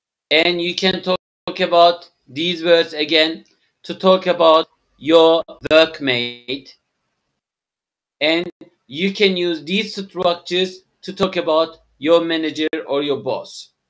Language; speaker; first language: English; non-native, fluent; Turkish